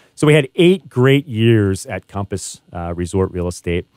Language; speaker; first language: English; native; English